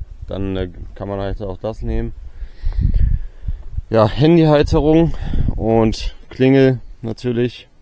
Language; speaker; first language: German; native; German